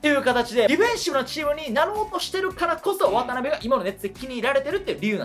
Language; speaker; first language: Japanese; native; Japanese